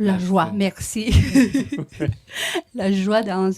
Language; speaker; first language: French; non-native, learner; Romanian